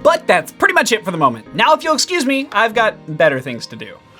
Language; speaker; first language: English; native; English